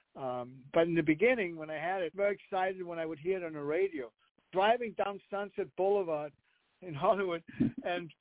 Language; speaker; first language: English; non-native, fluent; Danish